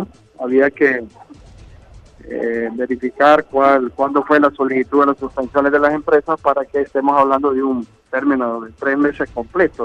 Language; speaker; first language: Spanish; native; Spanish